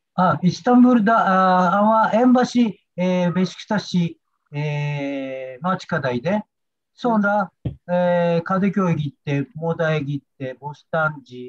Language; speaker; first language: Turkish; non-native, learner; Japanese